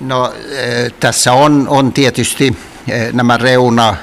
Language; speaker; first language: Finnish; non-native, local second language; Swedish